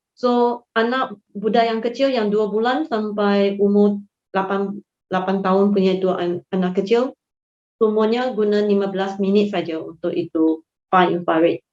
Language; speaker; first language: Malay; non-native, local second language; Chinese